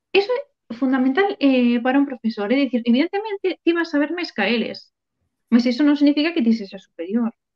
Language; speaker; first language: Galician; non-native, local second language; Spanish